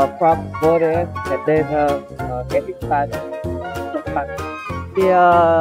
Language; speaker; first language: English; non-native, learner; Vietnamese